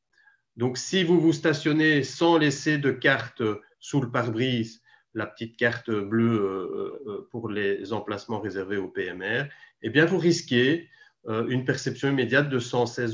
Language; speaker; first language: French; native; French